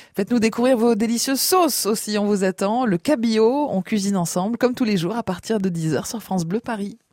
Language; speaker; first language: French; native; French